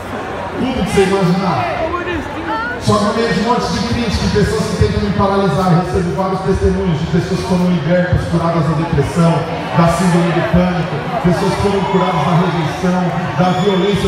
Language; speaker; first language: Portuguese; native; Portuguese